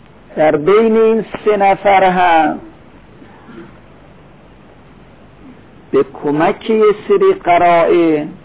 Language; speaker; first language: Persian; native; Persian